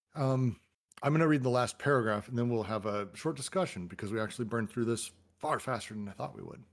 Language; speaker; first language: English; native; English